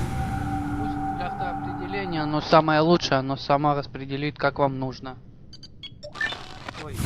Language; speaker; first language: Russian; native; Russian